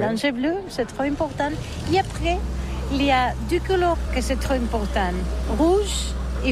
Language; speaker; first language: French; non-native, learner; Catalan